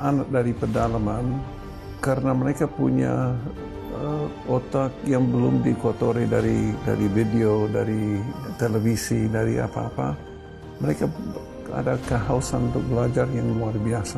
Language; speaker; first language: Indonesian; non-native, fluent; English